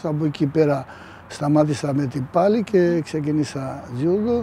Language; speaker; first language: Greek; non-native, fluent; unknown